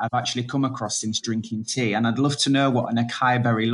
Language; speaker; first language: English; native; English